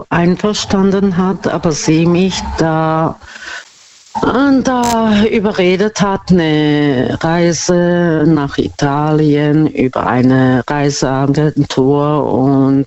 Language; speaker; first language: German; non-native, fluent; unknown